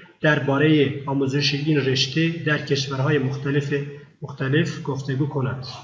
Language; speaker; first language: Persian; non-native, fluent; Turkish